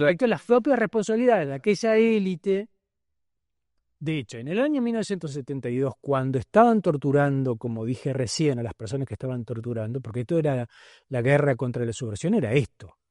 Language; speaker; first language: Spanish; native; Spanish